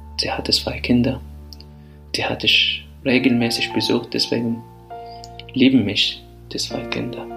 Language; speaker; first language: German; non-native, fluent; Arabic